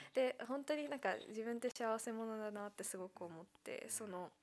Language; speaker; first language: Japanese; native; Japanese